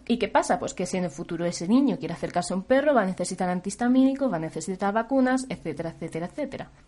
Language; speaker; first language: Spanish; native; Spanish